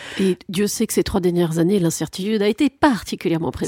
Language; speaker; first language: French; native; French